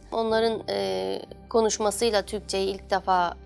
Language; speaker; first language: Turkish; non-native, fluent; Chinese